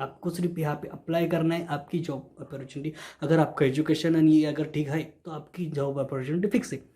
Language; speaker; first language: Hindi; non-native, local second language; Marathi